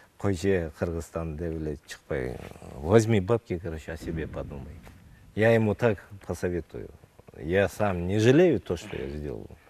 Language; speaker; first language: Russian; non-native, local second language; Kyrgyz